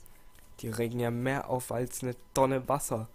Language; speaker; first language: German; native; German